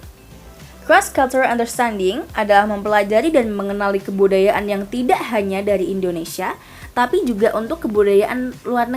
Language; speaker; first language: Indonesian; native; Indonesian